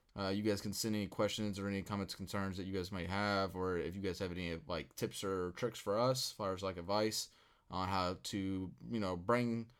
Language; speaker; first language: English; native; English